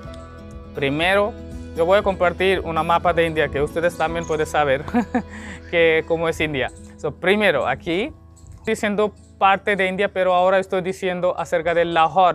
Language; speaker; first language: Spanish; non-native, learner; Hindi